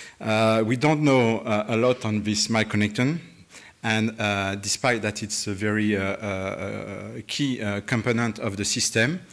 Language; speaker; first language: English; non-native, fluent; French